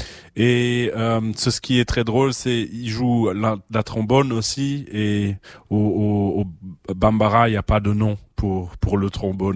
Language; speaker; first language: French; non-native, fluent; German